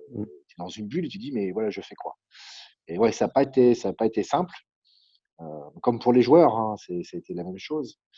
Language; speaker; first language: French; native; French